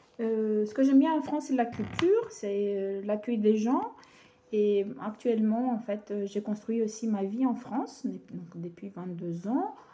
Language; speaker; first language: French; non-native, fluent; Romanian